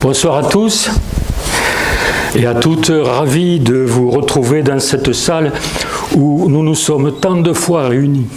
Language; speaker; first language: French; native; French